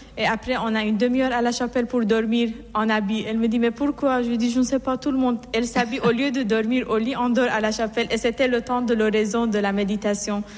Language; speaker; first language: French; non-native, fluent; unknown